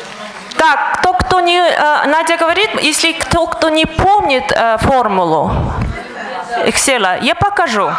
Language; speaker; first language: Russian; non-native, fluent; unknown